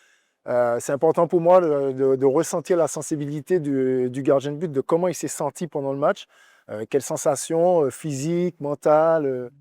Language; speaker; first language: French; native; French